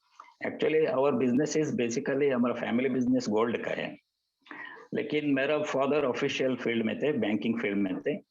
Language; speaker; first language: Hindi; non-native, local second language; Kannada